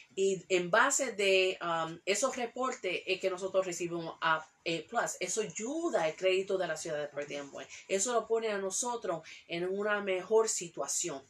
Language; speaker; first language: Spanish; early bilingual, heritage; Spanish